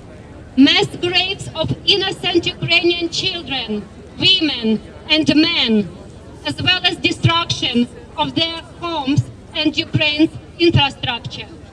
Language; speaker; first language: English; non-native, fluent; Ukrainian